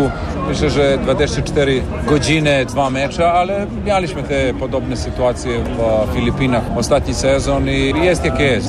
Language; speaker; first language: Polish; non-native, learner; Serbian